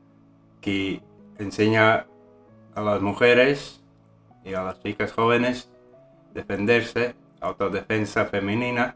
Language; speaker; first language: Spanish; non-native, fluent; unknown